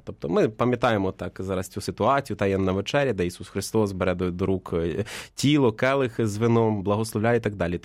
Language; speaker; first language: Ukrainian; native; Ukrainian